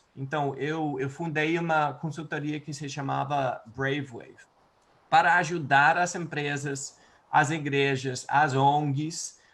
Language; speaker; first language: Portuguese; non-native, fluent; English